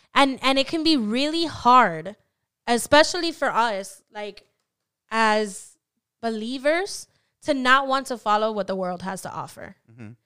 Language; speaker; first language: English; native; English